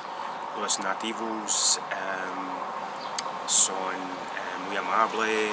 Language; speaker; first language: Spanish; non-native, learner; English